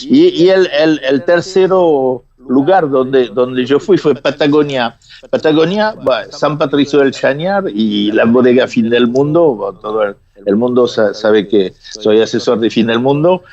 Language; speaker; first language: Spanish; non-native, fluent; French